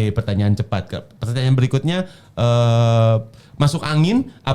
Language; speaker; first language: Indonesian; native; Indonesian